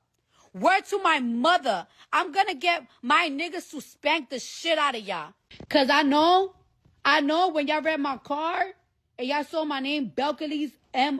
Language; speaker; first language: English; native; English